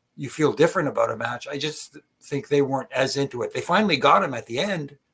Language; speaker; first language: English; native; English